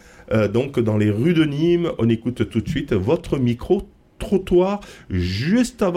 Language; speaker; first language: French; native; French